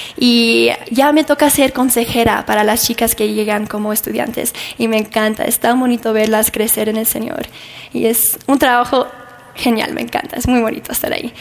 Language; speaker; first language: Spanish; non-native, fluent; English